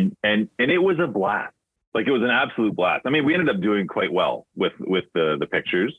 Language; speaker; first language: English; native; English